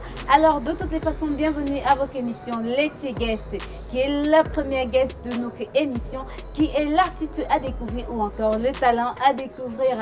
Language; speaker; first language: French; native; French